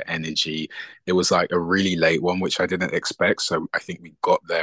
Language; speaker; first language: English; native; English